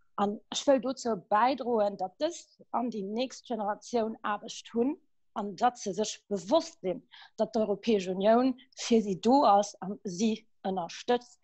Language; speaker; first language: Luxembourgish; early bilingual, other home language; Kabuverdianu